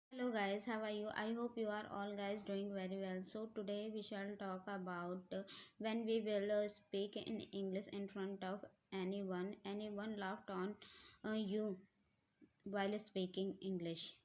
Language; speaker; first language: English; non-native, learner; Hindi